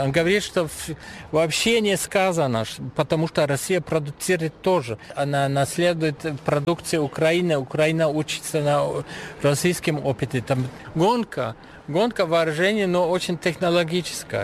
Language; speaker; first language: Russian; non-native, fluent; German